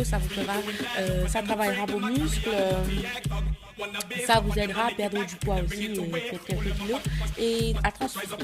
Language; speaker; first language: French; native; French